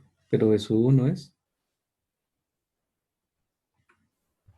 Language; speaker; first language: Spanish; native; Spanish